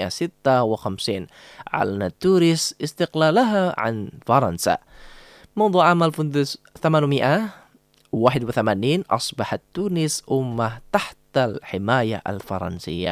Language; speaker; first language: Arabic; non-native, fluent; Indonesian